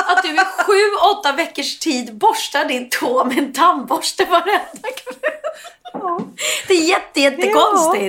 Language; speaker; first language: Swedish; native; Swedish